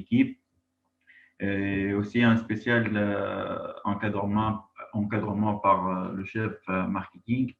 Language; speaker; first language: French; non-native, local second language; Arabic